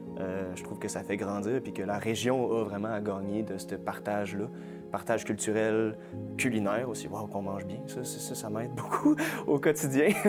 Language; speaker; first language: French; native; French